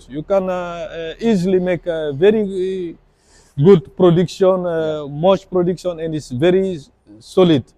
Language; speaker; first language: English; non-native, learner; French